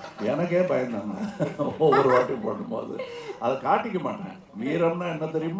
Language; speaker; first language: Tamil; native; Tamil